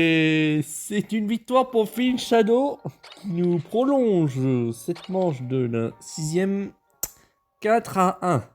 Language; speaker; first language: French; native; French